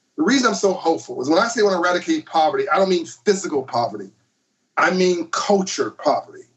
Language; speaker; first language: English; native; English